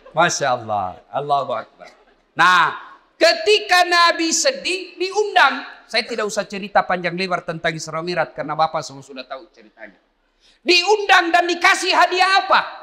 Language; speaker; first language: Indonesian; non-native, local second language; Buginese